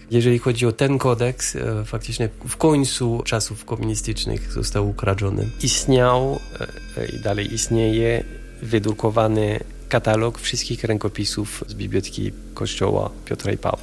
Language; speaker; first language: Polish; non-native, fluent; French